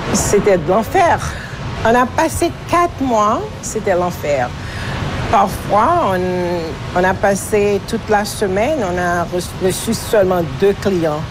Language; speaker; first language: French; non-native, local second language; Haitian Creole